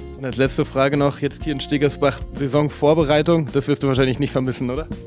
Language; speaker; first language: German; native; German